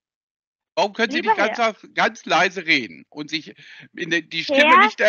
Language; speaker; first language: German; native; German